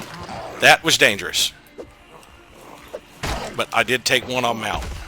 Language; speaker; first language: English; native; English